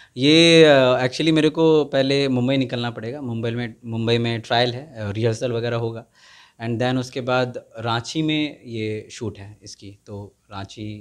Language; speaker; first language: Hindi; native; Hindi